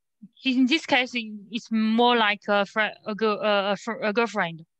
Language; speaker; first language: English; non-native, learner; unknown